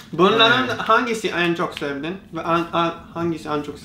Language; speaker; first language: Turkish; non-native, learner; Japanese